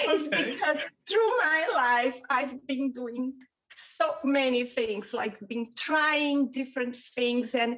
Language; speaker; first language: English; non-native, fluent; Portuguese